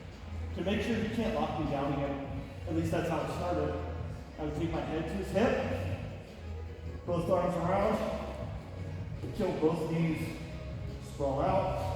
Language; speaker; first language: English; native; English